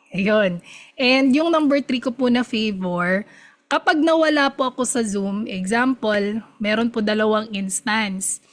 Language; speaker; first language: Filipino; non-native, local second language; Cebuano